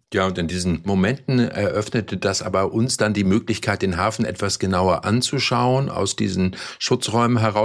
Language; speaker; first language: German; native; German